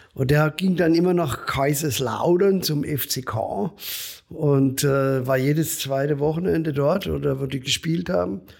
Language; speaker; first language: German; native; German